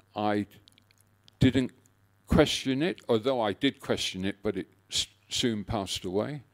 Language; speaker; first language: English; native; English